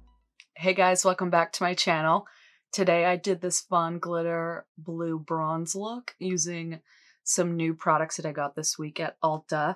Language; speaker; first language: English; native; English